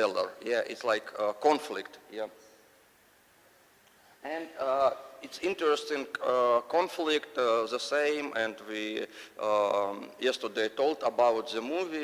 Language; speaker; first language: English; non-native, learner; Russian